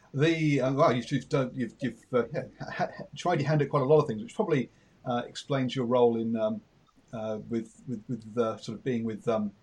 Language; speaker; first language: English; native; English